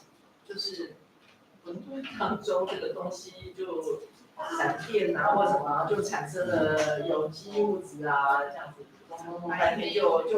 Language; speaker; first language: Chinese; native; Chinese